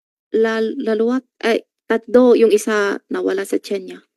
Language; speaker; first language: Filipino; non-native, learner; Chinese